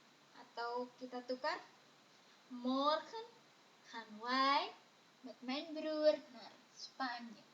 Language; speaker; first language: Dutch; non-native, fluent; Indonesian